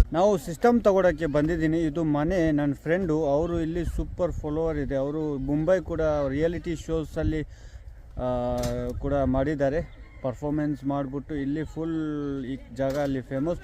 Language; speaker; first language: Kannada; non-native, fluent; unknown